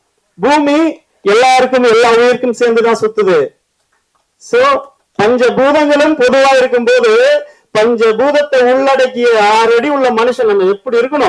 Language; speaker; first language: Tamil; native; Tamil